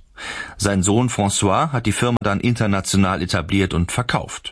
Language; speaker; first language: German; native; German